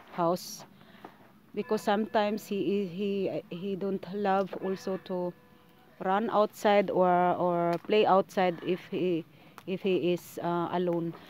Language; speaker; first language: English; non-native, local second language; Filipino